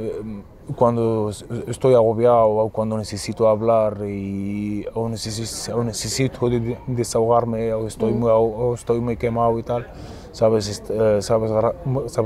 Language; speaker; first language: Spanish; non-native, fluent; Arabic